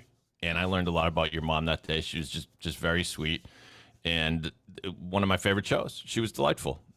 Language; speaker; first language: English; native; English